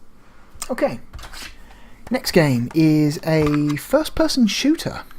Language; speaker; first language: English; native; English